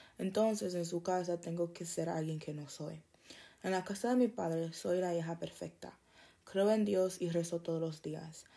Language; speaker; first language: Spanish; early bilingual, heritage; Spanish